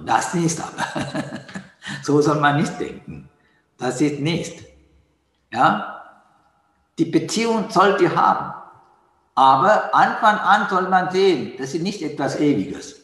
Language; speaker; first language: German; non-native, learner; Sinhala